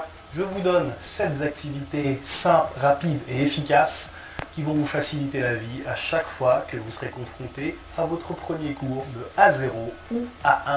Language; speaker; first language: French; native; French